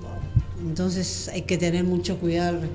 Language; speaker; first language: Spanish; native; Spanish